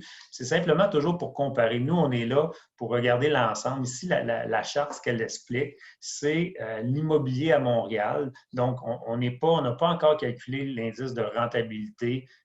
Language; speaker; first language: French; native; French